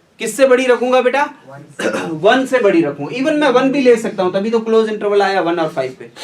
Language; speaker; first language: Hindi; native; Hindi